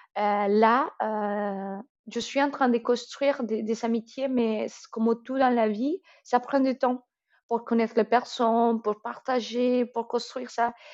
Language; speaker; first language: French; non-native, fluent; Spanish